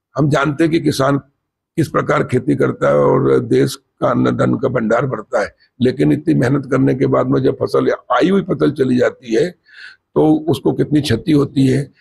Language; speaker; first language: Hindi; native; Hindi